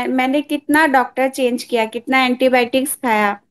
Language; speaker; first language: Hindi; non-native, local second language; Assamese